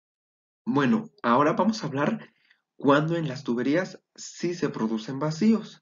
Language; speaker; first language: Spanish; native; Spanish